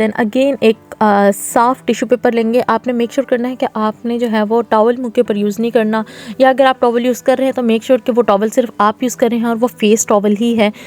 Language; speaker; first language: Urdu; native; Urdu